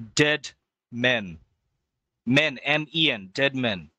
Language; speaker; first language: English; non-native, fluent; Bangla